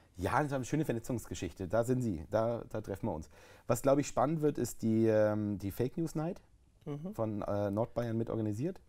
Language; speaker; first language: German; native; German